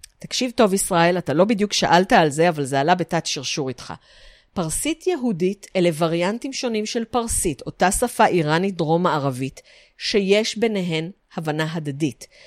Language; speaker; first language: Hebrew; native; Hebrew